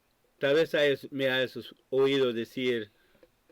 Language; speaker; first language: Spanish; non-native, fluent; English